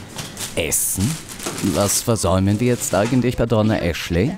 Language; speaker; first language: German; native; German